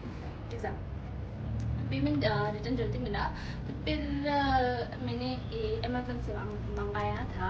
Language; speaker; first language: Hindi; non-native, local second language; Tibetan